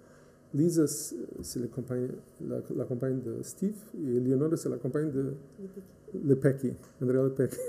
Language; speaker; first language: French; non-native, fluent; Portuguese